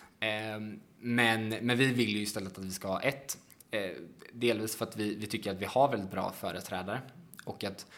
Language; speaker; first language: Swedish; native; Swedish